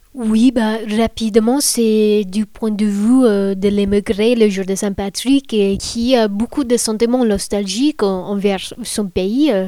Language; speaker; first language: French; non-native, fluent; English